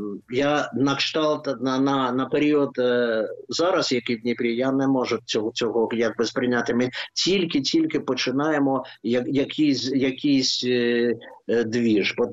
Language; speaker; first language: Ukrainian; non-native, local second language; Russian